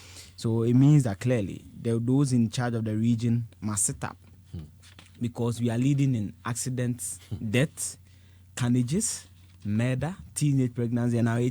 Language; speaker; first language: English; non-native, local second language; Akan